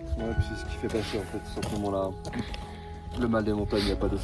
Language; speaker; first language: French; native; French